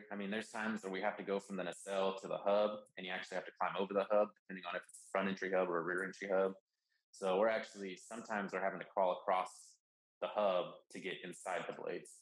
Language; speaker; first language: English; native; English